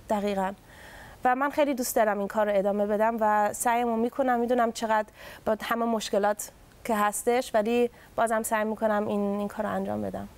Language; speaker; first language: Persian; early bilingual, heritage; Persian